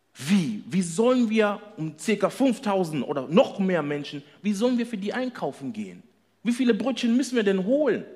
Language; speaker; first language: German; non-native, fluent; Swahili